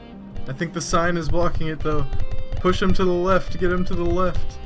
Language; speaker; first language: English; native; English